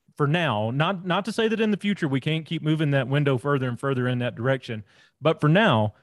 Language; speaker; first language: English; native; English